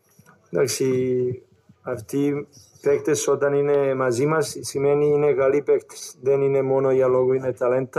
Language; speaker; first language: Greek; non-native, learner; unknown